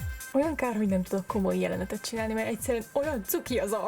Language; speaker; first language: Hungarian; native; Hungarian